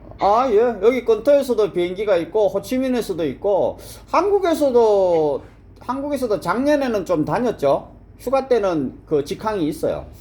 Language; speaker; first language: Korean; native; Korean